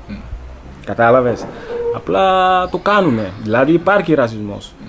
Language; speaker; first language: Greek; non-native, learner; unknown